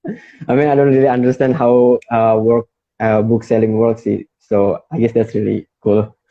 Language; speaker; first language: English; non-native, fluent; Indonesian